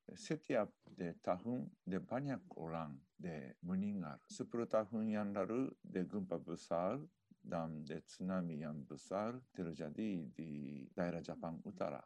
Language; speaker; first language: Indonesian; non-native, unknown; Japanese